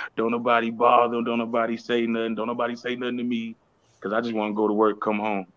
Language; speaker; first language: English; native; English